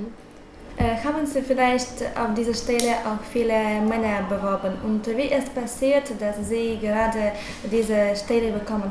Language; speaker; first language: German; non-native, learner; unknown